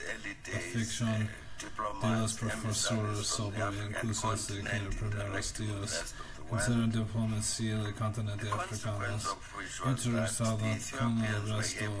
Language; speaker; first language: Spanish; non-native, learner; English